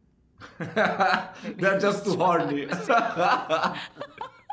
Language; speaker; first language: English; non-native, fluent; Finnish